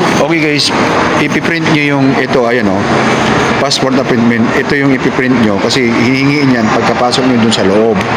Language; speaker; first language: Filipino; non-native, local second language; Cebuano